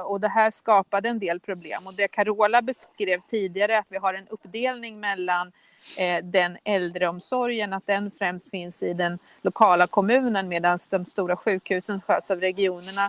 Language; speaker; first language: Swedish; native; Swedish